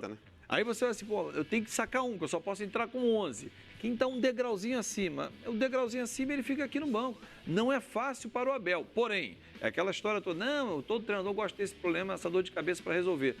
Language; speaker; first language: Portuguese; native; Portuguese